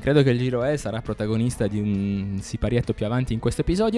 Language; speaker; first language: Italian; native; Italian